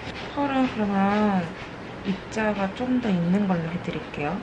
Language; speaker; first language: Korean; native; Korean